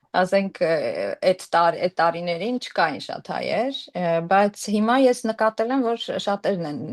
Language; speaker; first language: Armenian; early bilingual, heritage; Armenian